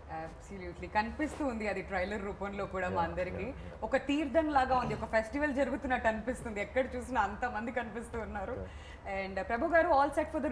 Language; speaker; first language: Telugu; native; Telugu